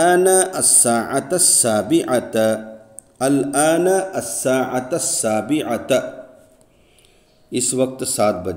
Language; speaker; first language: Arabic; non-native, fluent; Urdu